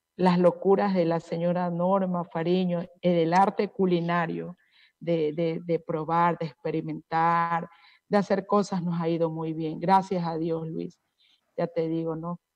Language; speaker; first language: Spanish; native; Spanish